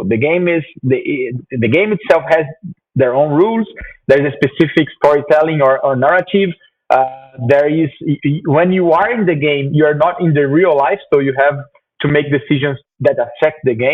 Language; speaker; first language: English; non-native, fluent; Portuguese